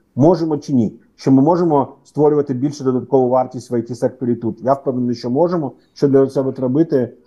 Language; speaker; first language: Ukrainian; non-native, local second language; Russian